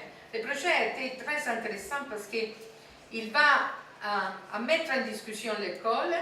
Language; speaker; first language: French; non-native, fluent; Italian